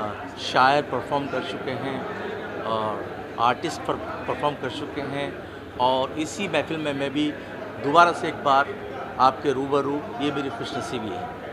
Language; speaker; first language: Hindi; native; Hindi